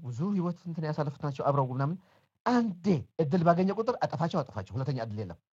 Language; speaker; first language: Amharic; non-native, local second language; Tigrinya